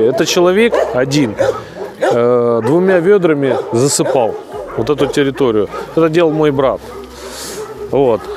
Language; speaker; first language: Russian; native; Russian